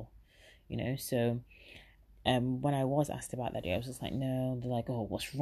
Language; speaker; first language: English; native; English